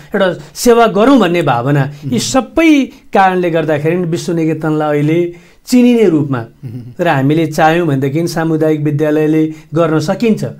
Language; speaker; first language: Nepali; native; Nepali